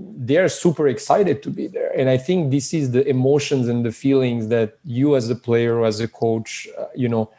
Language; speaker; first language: English; early bilingual, other home language; Serbian